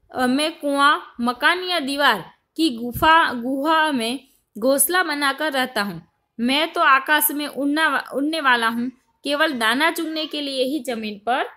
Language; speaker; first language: Hindi; non-native, local second language; Gujarati